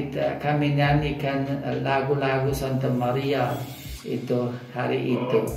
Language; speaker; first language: Indonesian; non-native, fluent; German